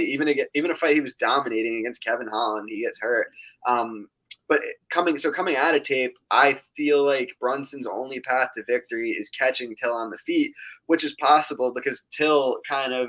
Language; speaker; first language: English; native; English